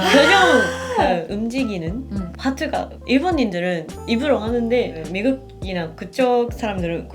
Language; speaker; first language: Korean; non-native, learner; Japanese